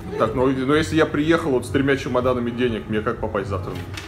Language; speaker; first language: Russian; native; Russian